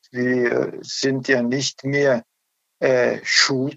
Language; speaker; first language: German; non-native, learner; Turkish